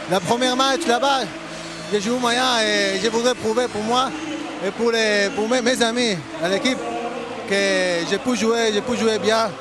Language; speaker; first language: French; non-native, learner; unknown